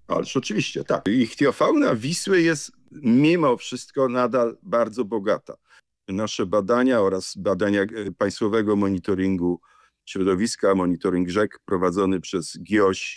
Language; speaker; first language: Polish; native; Polish